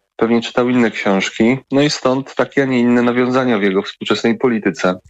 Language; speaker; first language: Polish; native; Polish